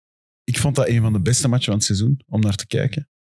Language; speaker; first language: Dutch; native; Dutch